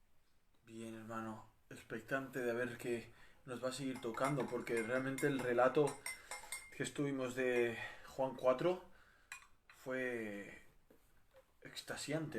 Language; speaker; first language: Spanish; native; Spanish